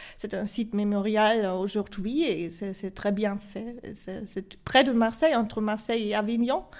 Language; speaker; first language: French; non-native, fluent; German